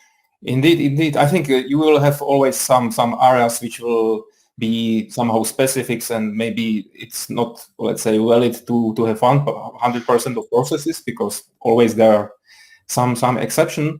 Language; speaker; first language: English; non-native, fluent; Czech